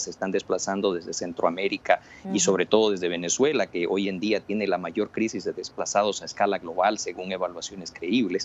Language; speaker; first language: Spanish; native; Spanish